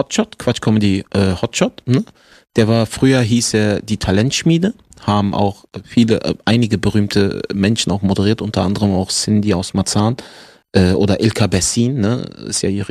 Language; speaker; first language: German; native; German